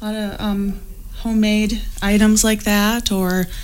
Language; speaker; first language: English; native; English